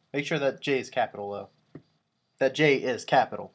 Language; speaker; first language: English; native; English